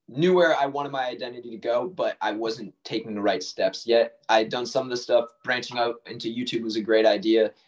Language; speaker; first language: English; native; English